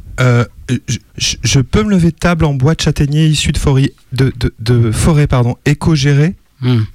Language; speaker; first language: French; native; French